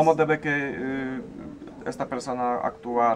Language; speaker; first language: Spanish; non-native, learner; Polish